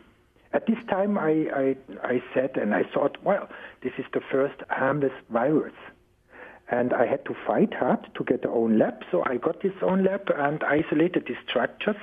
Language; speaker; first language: English; non-native, fluent; German